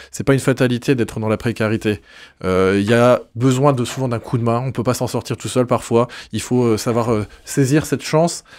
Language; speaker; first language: French; native; French